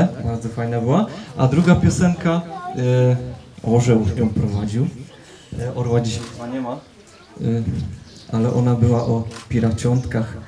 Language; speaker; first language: Polish; native; Polish